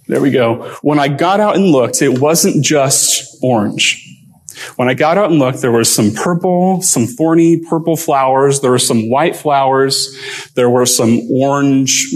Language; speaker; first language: English; native; English